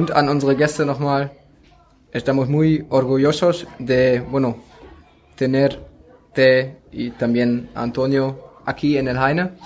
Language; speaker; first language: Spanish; non-native, learner; German